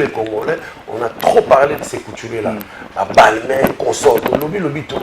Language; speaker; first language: French; non-native, local second language; Lingala